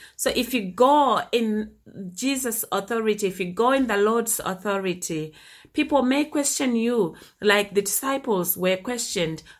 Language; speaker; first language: English; non-native, local second language; Shona